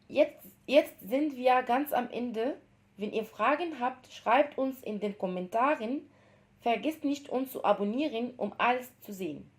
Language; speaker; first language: German; non-native, fluent; Arabic